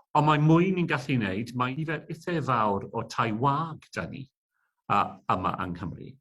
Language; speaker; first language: Welsh; non-native, local second language; English